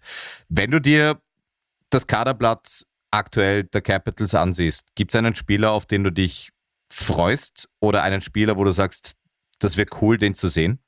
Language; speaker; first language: German; native; German